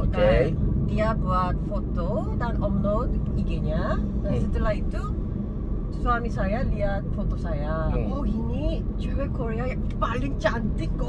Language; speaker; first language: Indonesian; non-native, learner; Korean